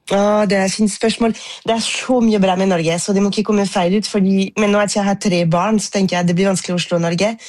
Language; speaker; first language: Norwegian; non-native, fluent; French